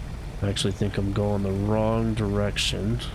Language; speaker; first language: English; native; English